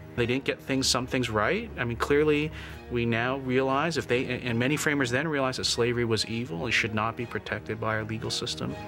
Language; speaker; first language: English; native; English